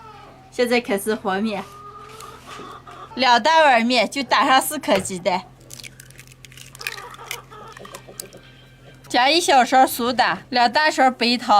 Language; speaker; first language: Chinese; native; Chinese